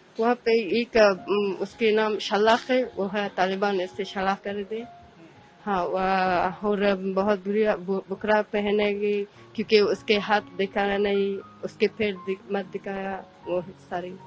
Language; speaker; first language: Hindi; early bilingual, other home language; Persian